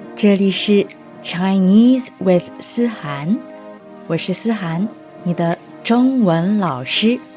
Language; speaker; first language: Chinese; native; Chinese